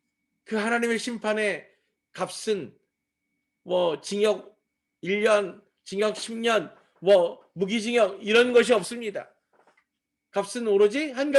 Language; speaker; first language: Korean; native; Korean